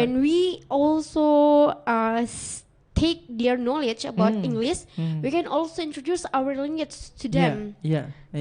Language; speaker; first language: English; non-native, learner; Indonesian